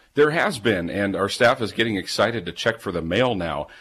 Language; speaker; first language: English; native; English